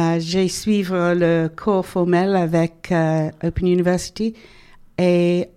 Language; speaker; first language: French; non-native, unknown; English